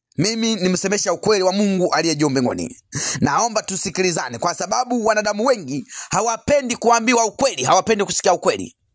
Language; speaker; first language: Swahili; native; Swahili